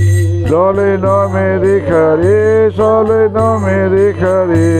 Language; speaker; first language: Italian; non-native, learner; Spanish